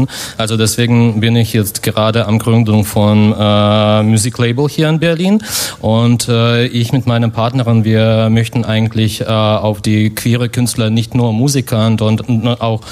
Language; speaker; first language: German; non-native, fluent; Russian